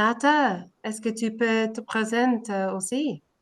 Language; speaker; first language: French; non-native, learner; English